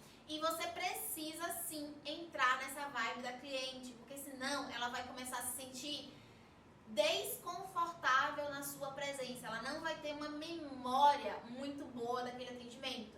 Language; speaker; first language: Portuguese; native; Portuguese